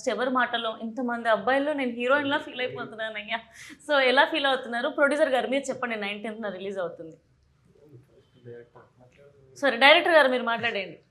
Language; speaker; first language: Telugu; native; Telugu